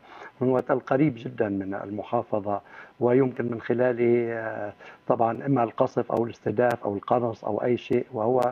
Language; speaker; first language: Arabic; native; Arabic